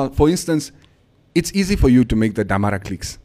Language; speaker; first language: English; non-native, local second language; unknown